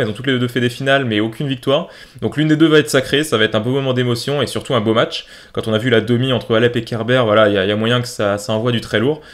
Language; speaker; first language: French; native; French